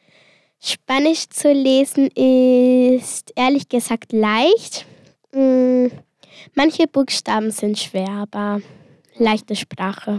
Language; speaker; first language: German; early bilingual, other home language; Spanish